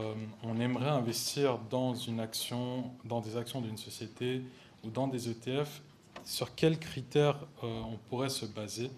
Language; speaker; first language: French; native; French